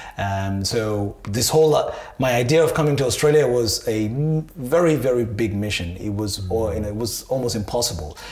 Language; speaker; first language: English; non-native, local second language; Sinhala